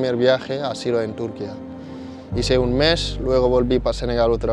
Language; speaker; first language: Spanish; non-native, fluent; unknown